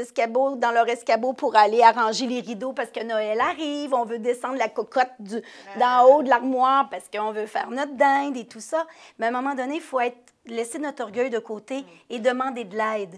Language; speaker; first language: French; native; French